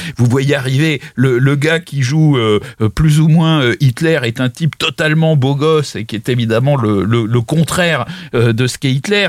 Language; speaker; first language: French; native; French